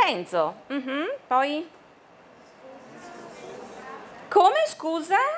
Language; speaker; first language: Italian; non-native, fluent; Chinese